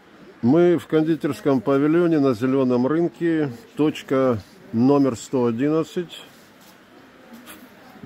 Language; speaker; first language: Russian; native; Russian